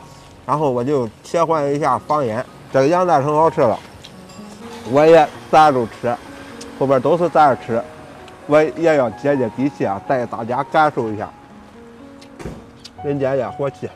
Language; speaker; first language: Chinese; native; Chinese